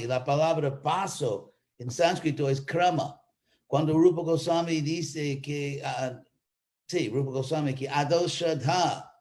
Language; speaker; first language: Spanish; non-native, fluent; English